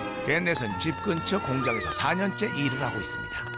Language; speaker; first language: Korean; native; Korean